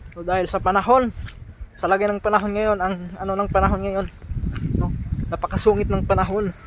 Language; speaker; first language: Filipino; non-native, local second language; Cebuano